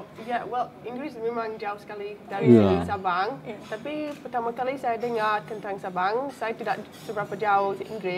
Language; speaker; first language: Indonesian; non-native, fluent; English